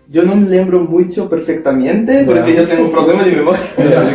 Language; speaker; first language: Spanish; non-native, learner; Portuguese